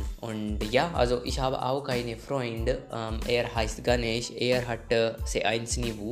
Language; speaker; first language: German; non-native, learner; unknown